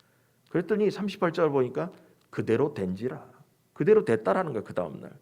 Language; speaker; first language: Korean; native; Korean